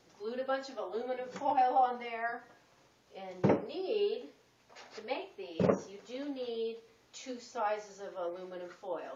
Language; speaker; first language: English; native; English